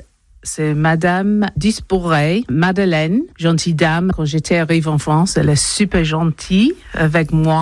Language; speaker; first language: French; non-native, learner; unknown